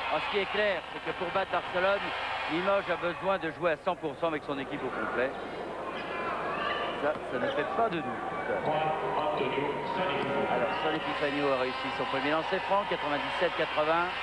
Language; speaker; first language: French; native; French